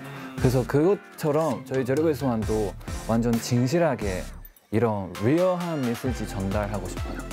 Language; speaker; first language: Korean; non-native, learner; Chinese